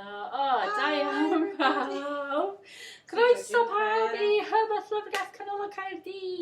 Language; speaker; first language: Welsh; non-native, learner; English